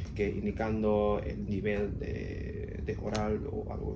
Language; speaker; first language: Spanish; non-native, learner; Cantonese